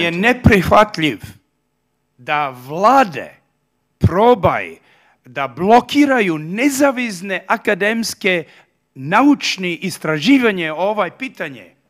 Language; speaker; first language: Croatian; early bilingual, heritage; Serbian